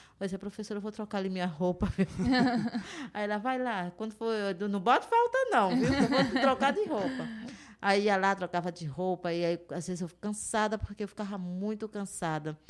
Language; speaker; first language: Portuguese; native; Portuguese